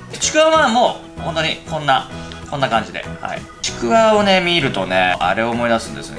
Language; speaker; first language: Japanese; native; Japanese